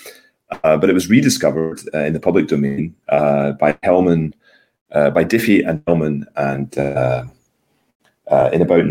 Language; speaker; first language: English; native; English